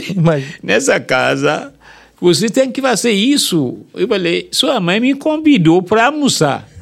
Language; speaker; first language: Portuguese; non-native, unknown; Yoruba